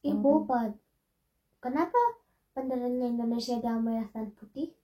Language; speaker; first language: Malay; early bilingual, heritage; Malay